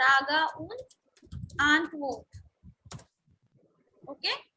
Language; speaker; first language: German; non-native, learner; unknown